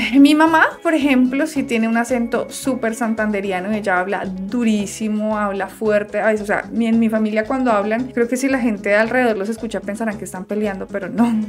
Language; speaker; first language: Spanish; native; Spanish